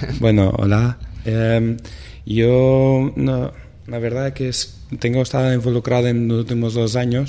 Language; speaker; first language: Spanish; non-native, fluent; Portuguese